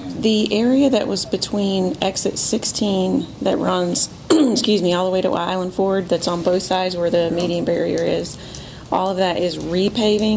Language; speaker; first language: English; native; English